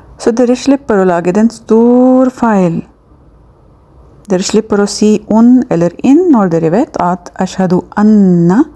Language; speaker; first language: Norwegian; non-native, fluent; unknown